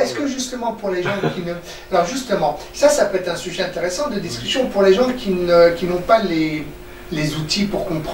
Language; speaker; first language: French; native; French